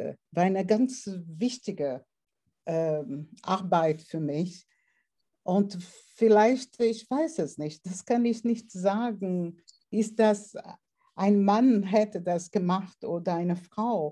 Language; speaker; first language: German; non-native, fluent; Portuguese